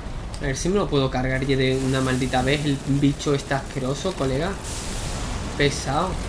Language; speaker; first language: Spanish; native; Spanish